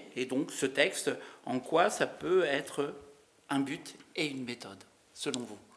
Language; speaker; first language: French; native; French